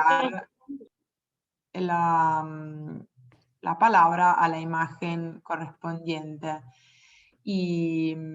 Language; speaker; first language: Spanish; non-native, fluent; Italian